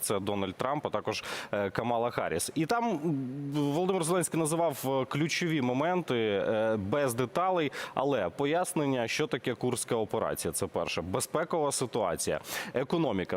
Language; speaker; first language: Ukrainian; native; Ukrainian